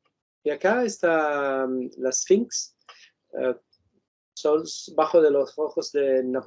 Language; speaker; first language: Spanish; non-native, fluent; Italian